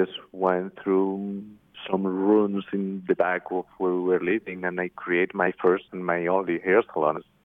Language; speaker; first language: English; non-native, fluent; Spanish